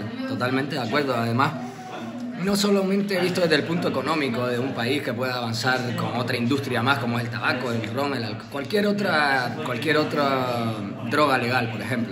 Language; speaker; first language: Spanish; native; Spanish